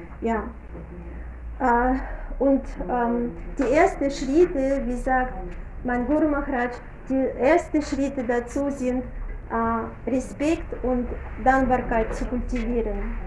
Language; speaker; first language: German; non-native, fluent; Russian